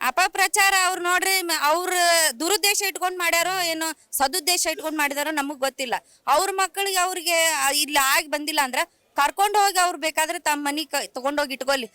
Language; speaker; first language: Kannada; native; Kannada